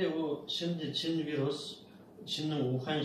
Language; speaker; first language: Turkish; non-native, learner; Uyghur